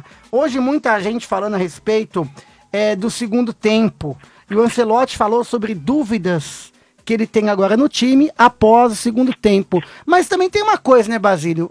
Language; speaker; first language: Portuguese; native; Portuguese